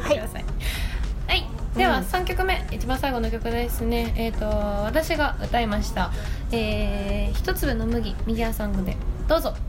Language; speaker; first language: Japanese; native; Japanese